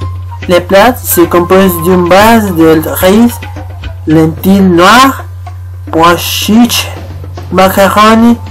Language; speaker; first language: French; non-native, learner; Spanish